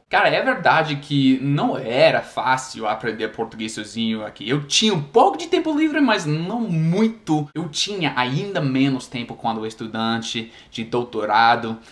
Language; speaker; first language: Portuguese; non-native, fluent; English